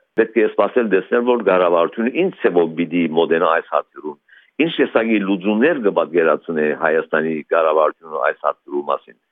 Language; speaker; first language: Armenian; early bilingual, heritage; Armenian